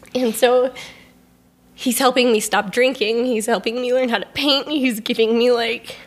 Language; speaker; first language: English; native; English